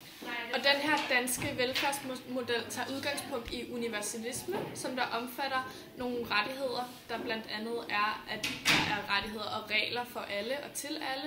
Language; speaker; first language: Danish; native; Danish